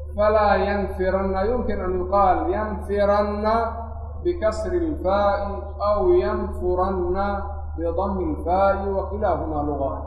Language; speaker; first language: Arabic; non-native, local second language; Somali